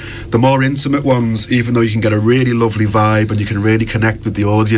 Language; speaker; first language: English; native; English